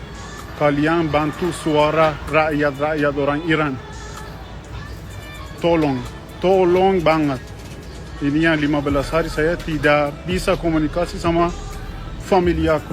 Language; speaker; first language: Indonesian; non-native, learner; Persian